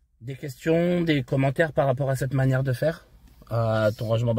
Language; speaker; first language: French; native; French